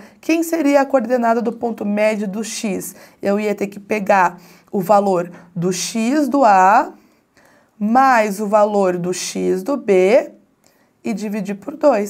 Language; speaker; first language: Portuguese; native; Portuguese